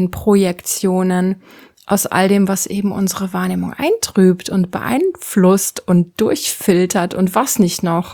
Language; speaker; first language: German; native; German